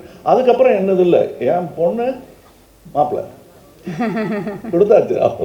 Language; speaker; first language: Tamil; native; Tamil